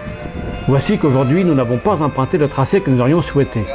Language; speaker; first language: French; native; French